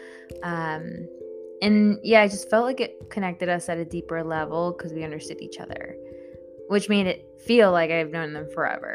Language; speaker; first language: English; early bilingual, other home language; Spanish